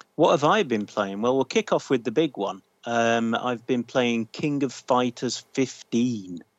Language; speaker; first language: English; native; English